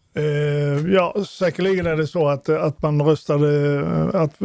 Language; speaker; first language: Swedish; native; Swedish